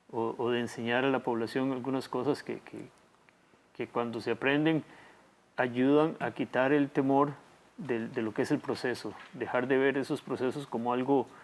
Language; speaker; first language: Spanish; native; Spanish